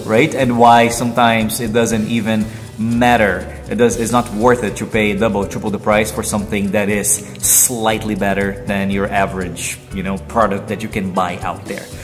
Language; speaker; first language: English; non-native, fluent; Portuguese